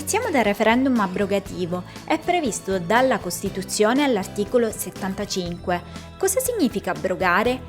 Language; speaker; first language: Italian; native; Italian